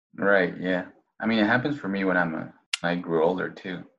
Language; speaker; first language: English; non-native, fluent; Spanish